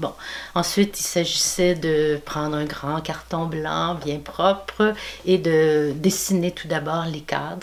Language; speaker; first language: French; native; French